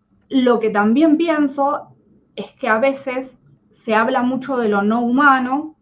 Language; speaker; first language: Spanish; native; Spanish